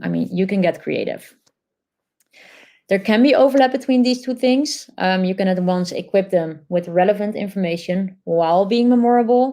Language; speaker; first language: English; non-native, fluent; Dutch